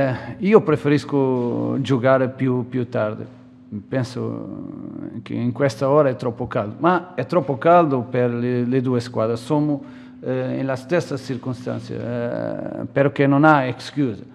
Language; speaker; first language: Italian; non-native, fluent; Portuguese